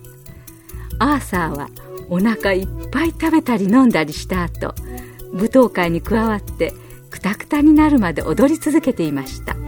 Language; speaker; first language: Japanese; native; Japanese